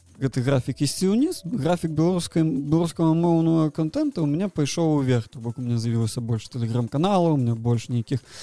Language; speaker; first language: Belarusian; non-native, local second language; Russian